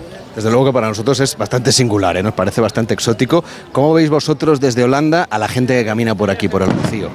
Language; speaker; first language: Spanish; native; Spanish